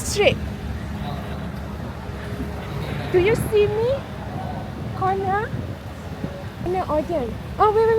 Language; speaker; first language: English; non-native, local second language; Malay